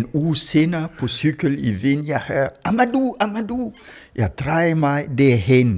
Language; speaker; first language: Danish; non-native, fluent; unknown